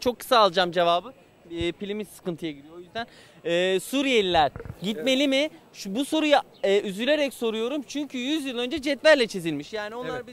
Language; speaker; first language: Turkish; native; Turkish